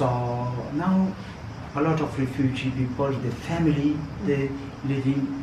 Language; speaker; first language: English; non-native, learner; Persian